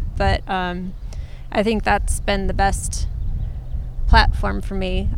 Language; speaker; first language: English; native; English